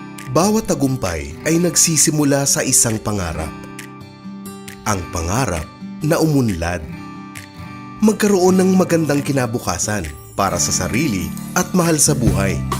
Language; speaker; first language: Filipino; native; Filipino